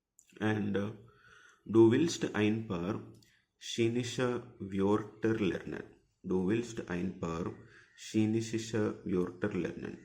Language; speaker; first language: German; non-native, fluent; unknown